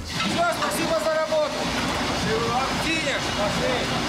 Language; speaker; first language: Russian; native; Russian